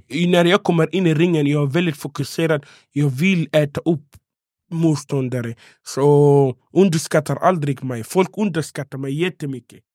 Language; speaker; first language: Swedish; non-native, fluent; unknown